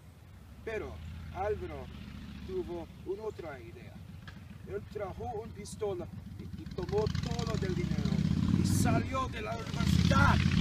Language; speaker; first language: Spanish; non-native, learner; English